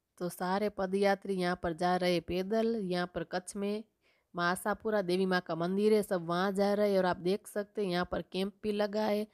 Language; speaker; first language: Hindi; non-native, local second language; Gujarati